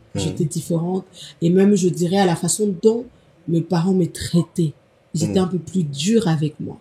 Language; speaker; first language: French; non-native, local second language; Lingala